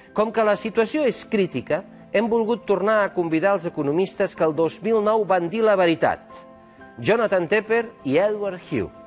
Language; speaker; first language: Catalan; native; Catalan